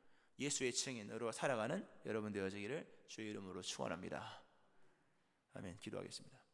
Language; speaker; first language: Korean; native; Korean